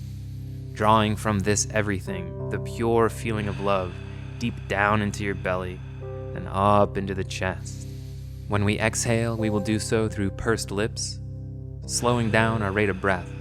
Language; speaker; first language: English; native; English